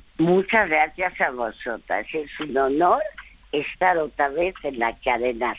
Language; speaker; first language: Spanish; early bilingual, other home language; French